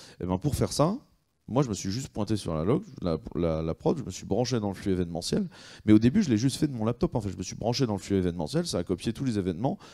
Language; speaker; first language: French; native; French